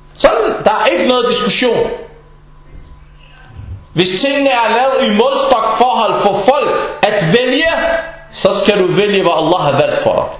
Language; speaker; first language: Danish; non-native, local second language; Arabic